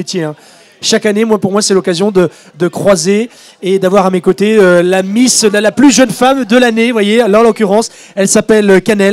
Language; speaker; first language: French; native; French